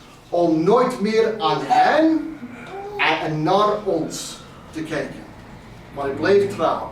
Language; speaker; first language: Dutch; non-native, fluent; English